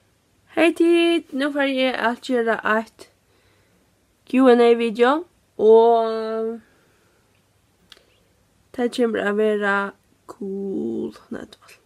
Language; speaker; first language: Norwegian; non-native, learner; Faroese